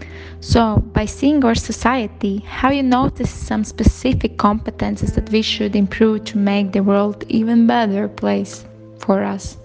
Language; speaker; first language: English; non-native, fluent; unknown